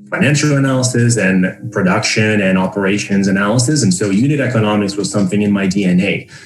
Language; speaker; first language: English; non-native, fluent; Portuguese